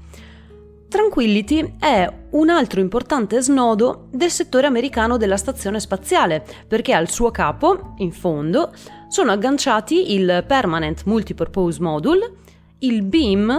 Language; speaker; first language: Italian; native; Italian